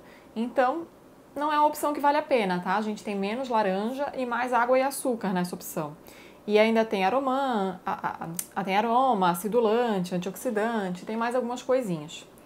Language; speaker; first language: Portuguese; native; Portuguese